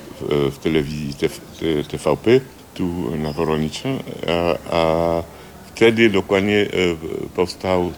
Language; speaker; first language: Polish; early bilingual, heritage; French